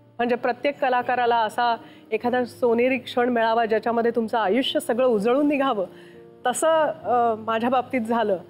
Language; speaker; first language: Marathi; native; Marathi